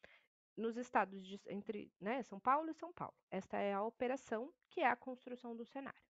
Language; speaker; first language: Portuguese; native; Portuguese